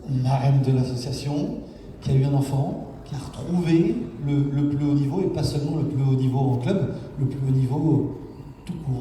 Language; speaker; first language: French; native; French